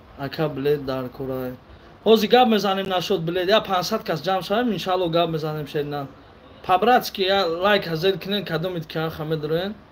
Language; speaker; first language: Tajik; native; Tajik